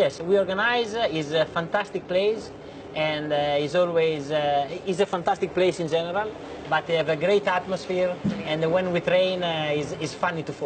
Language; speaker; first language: English; non-native, learner; Italian